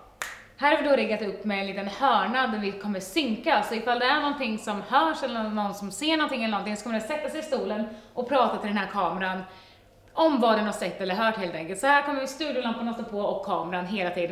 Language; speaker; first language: Swedish; native; Swedish